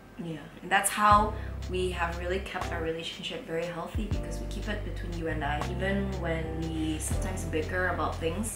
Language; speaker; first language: English; non-native, fluent; Indonesian